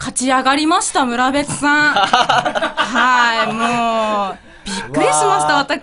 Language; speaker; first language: Japanese; native; Japanese